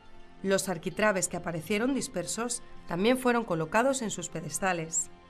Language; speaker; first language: Spanish; native; Spanish